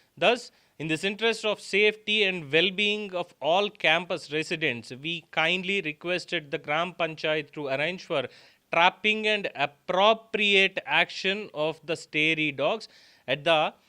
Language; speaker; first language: English; non-native, local second language; Telugu